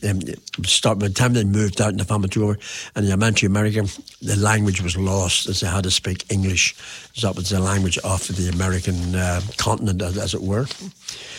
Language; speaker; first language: English; native; English